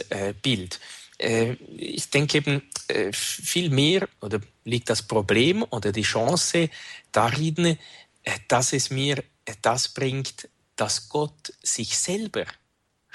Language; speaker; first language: German; native; German